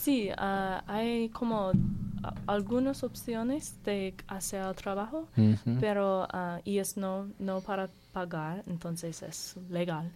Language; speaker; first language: Spanish; non-native, learner; English